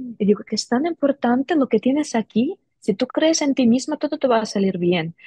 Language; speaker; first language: Spanish; non-native, fluent; Ukrainian